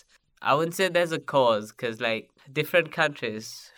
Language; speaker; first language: English; non-native, local second language; Sinhala